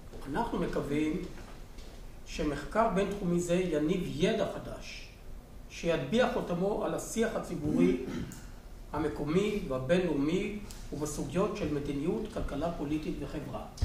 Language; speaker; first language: Hebrew; native; Hebrew